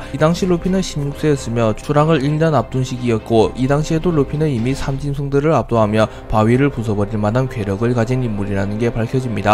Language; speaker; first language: Korean; native; Korean